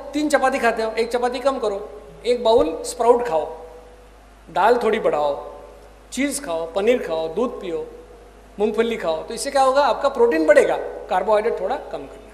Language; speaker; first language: Hindi; non-native, local second language; Marathi